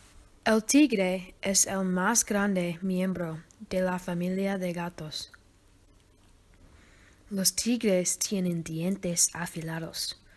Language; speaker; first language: Spanish; non-native, learner; English